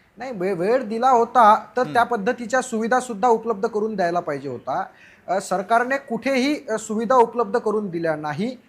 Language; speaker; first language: Marathi; native; Marathi